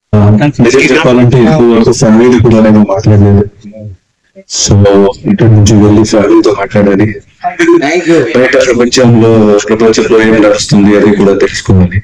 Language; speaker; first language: Telugu; non-native, fluent; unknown